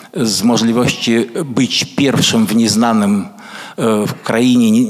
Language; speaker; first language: Polish; early bilingual, other home language; Russian